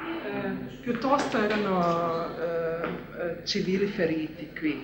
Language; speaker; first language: Italian; non-native, fluent; Bosnian